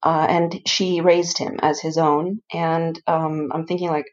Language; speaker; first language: English; early bilingual, other home language; Icelandic